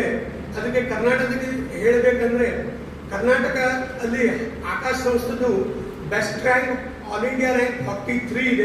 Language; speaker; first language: Kannada; non-native, learner; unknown